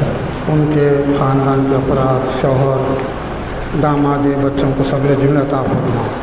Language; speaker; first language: Urdu; native; Urdu